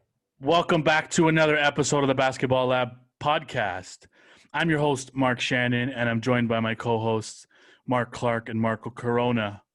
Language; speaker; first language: English; native; English